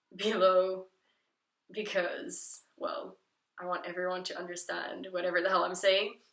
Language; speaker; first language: English; non-native, fluent; Dutch